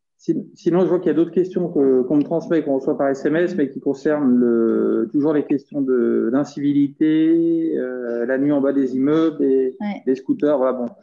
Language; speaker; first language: French; native; French